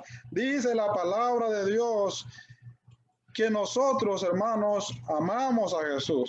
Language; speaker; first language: Spanish; native; Spanish